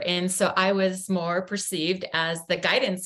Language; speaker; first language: English; native; English